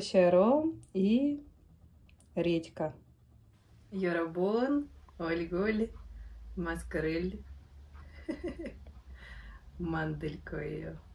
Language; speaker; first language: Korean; non-native, learner; Russian